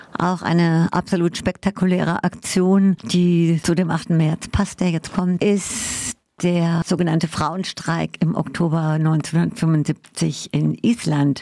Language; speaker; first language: German; native; German